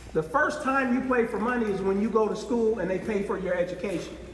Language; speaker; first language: English; native; English